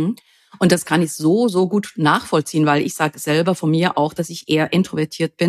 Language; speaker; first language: German; native; German